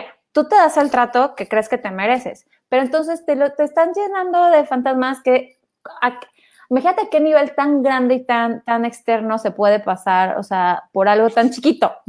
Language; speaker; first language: Spanish; native; Spanish